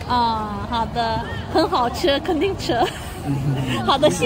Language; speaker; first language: Chinese; non-native, learner; Turkish